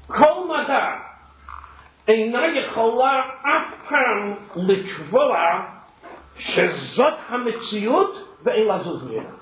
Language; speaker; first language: Hebrew; non-native, fluent; English